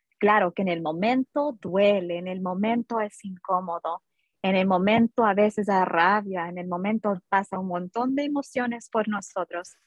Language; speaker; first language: Spanish; early bilingual, heritage; Spanish